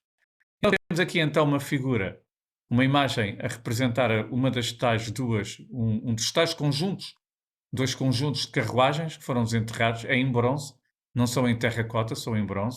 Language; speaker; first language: Portuguese; native; Portuguese